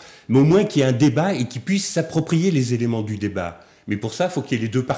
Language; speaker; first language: French; native; French